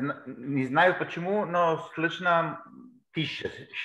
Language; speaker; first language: Russian; non-native, learner; Bulgarian